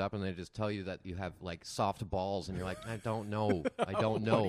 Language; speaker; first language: English; native; English